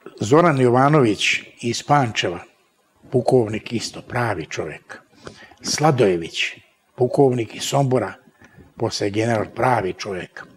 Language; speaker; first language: Serbian; native; Serbian